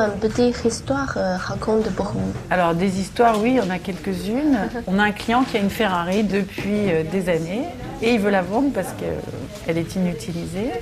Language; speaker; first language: French; native; French